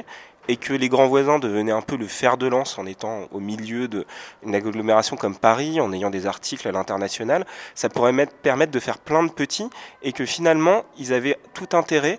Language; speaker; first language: French; native; French